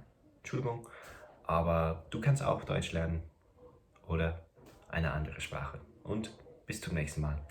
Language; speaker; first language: German; non-native, fluent; English